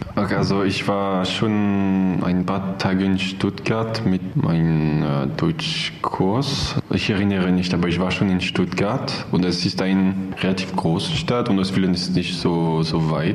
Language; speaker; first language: German; non-native, learner; French